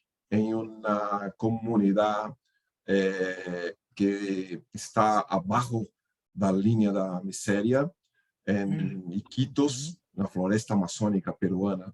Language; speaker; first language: Spanish; non-native, fluent; Portuguese